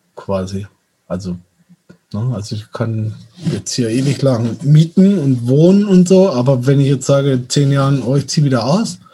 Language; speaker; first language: German; native; German